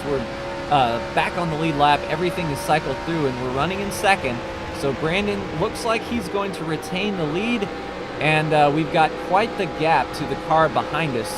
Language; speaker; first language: English; native; English